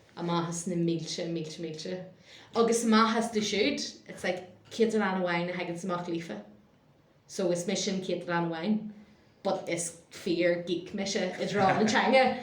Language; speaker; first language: Irish; non-native, local second language; English